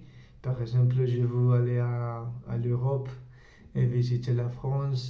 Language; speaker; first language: French; non-native, learner; Spanish